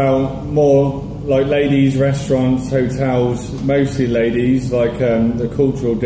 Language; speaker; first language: English; native; English